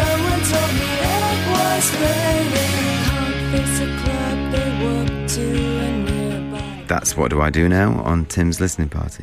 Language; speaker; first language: English; native; English